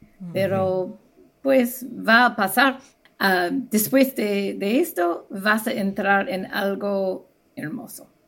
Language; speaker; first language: Spanish; non-native, fluent; English